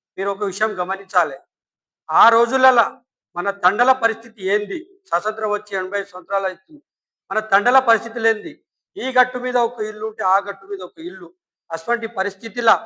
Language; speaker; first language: Telugu; non-native, local second language; Lambadi